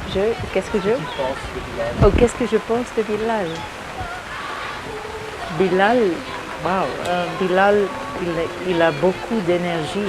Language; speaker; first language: French; early bilingual, heritage; English